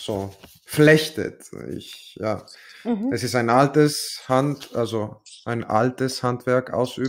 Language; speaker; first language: German; non-native, fluent; Italian